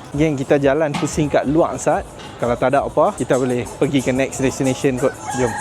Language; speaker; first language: Malay; native; Malay